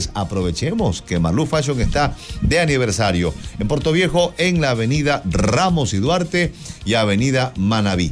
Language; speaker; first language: Spanish; native; Spanish